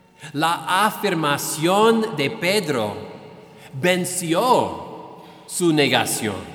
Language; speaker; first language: Spanish; non-native, fluent; English